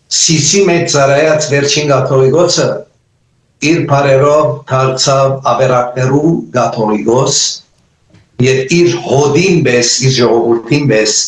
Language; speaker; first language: Armenian; early bilingual, heritage; Armenian